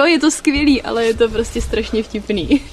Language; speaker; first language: Czech; native; Czech